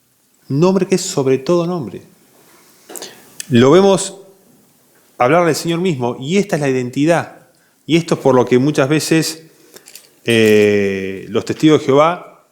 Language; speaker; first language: Spanish; native; Spanish